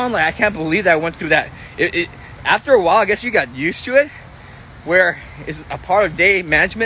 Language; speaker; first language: English; native; English